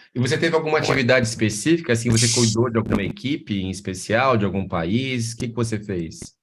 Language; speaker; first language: Portuguese; native; Portuguese